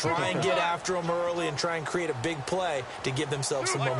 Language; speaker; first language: English; native; English